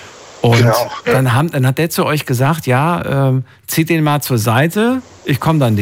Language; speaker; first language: German; native; German